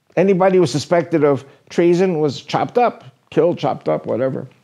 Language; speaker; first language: English; native; English